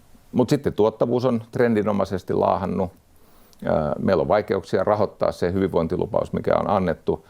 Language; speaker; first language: Finnish; native; Finnish